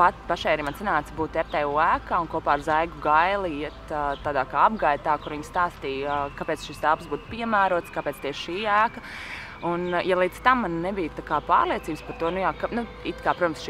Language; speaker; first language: Latvian; native; Latvian